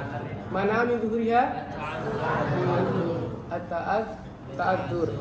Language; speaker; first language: Arabic; non-native, fluent; Indonesian